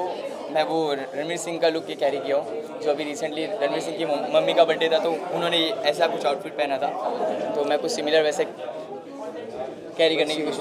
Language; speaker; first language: Hindi; native; Hindi